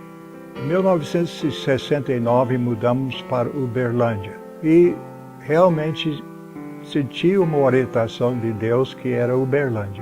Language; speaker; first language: Portuguese; non-native, fluent; English